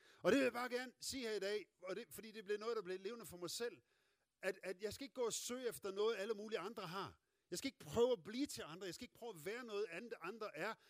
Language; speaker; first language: Danish; native; Danish